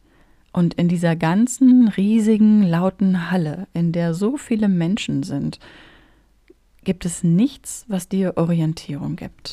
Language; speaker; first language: German; native; German